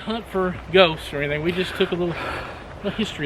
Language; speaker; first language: English; native; English